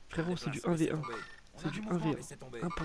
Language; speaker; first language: French; native; French